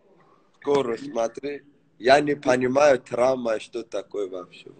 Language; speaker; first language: Russian; non-native, learner; Persian